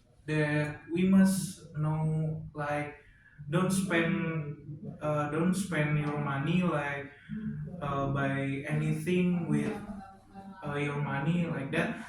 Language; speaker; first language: English; non-native, learner; Indonesian